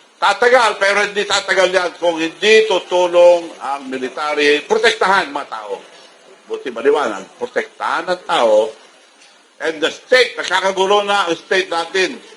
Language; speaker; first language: Filipino; non-native, local second language; Iloko